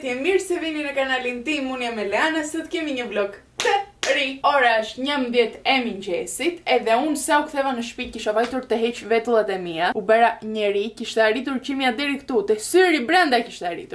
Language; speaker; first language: Albanian; early bilingual, heritage; Albanian